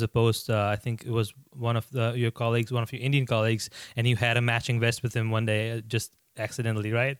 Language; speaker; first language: English; non-native, local second language; Gujarati